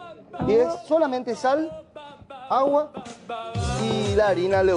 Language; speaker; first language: Spanish; native; Spanish